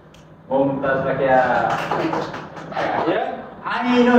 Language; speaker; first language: Arabic; non-native, learner; Malay